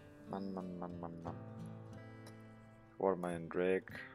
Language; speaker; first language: German; native; German